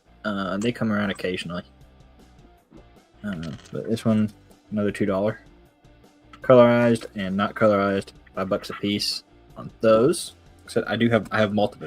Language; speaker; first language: English; native; English